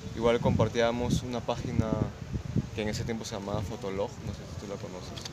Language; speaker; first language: Spanish; native; Spanish